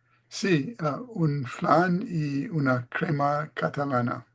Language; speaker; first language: Spanish; non-native, learner; English